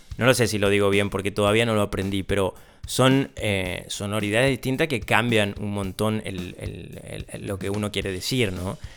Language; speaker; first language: Spanish; native; Spanish